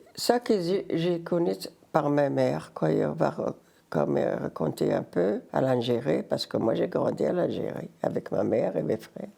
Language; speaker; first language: French; non-native, learner; Riffian